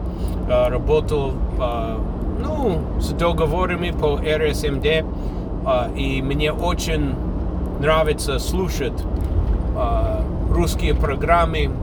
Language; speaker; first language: Russian; non-native, fluent; English